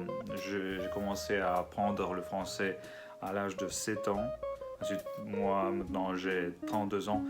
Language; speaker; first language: French; non-native, learner; Russian